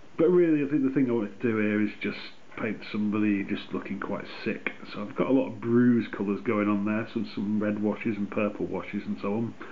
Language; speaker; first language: English; native; English